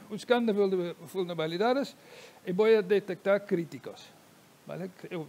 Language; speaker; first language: Spanish; non-native, fluent; Dutch